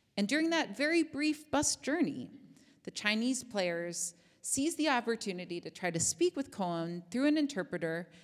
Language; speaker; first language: English; native; English